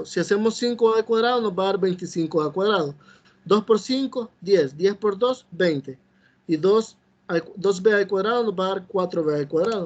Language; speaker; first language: Spanish; native; Spanish